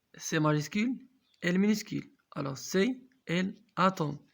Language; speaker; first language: French; non-native, local second language; Arabic